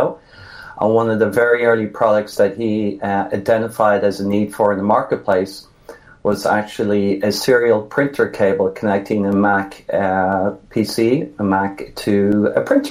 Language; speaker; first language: English; native; English